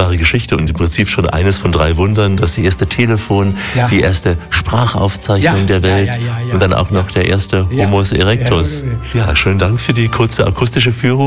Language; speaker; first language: German; native; German